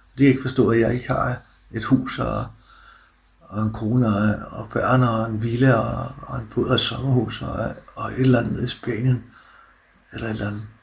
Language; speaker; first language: Danish; native; Danish